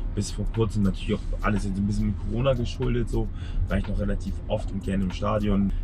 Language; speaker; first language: German; native; German